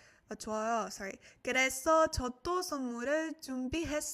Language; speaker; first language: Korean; non-native, learner; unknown